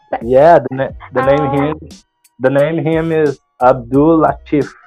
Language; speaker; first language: English; non-native, learner; Portuguese